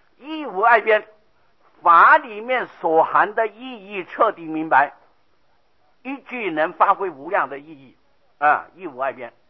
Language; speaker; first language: Chinese; non-native, local second language; Hakka Chinese